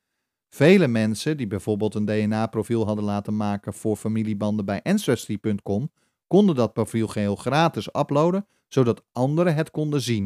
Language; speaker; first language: Dutch; native; Dutch